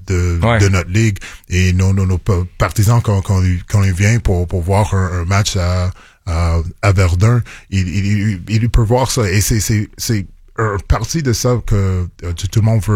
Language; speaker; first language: French; non-native, local second language; English